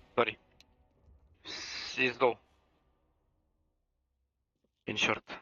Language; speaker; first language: English; non-native, learner; Romanian